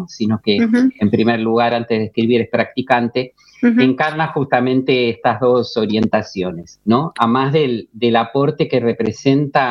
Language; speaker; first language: Spanish; native; Spanish